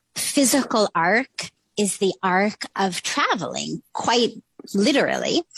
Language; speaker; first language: English; native; English